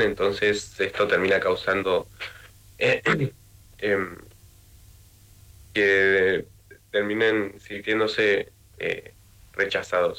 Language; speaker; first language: Spanish; native; Spanish